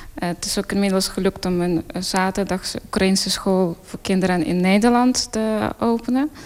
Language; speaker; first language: Dutch; non-native, fluent; Ukrainian